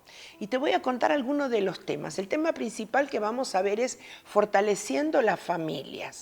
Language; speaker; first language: Spanish; native; Spanish